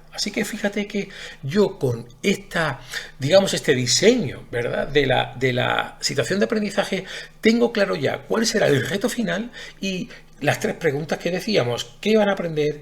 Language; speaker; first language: Spanish; native; Spanish